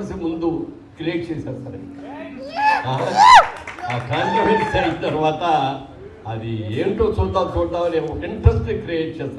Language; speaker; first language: Telugu; native; Telugu